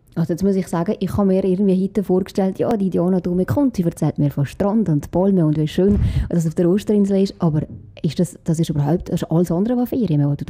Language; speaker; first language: German; native; German